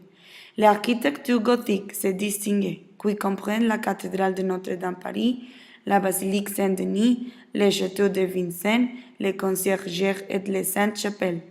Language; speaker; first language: French; non-native, learner; Spanish